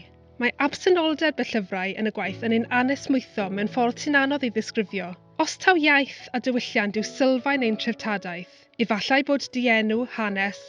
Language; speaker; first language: Welsh; native; Welsh